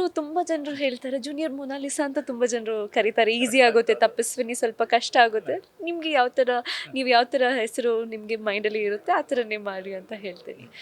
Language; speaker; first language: Kannada; non-native, local second language; Kodava